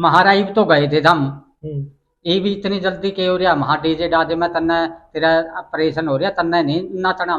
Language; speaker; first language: Hindi; non-native, local second language; Haryanvi